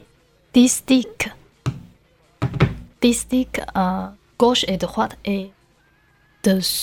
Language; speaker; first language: French; non-native, learner; Chinese